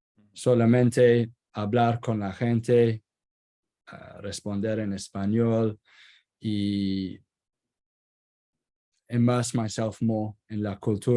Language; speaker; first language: Spanish; non-native, learner; Kurdish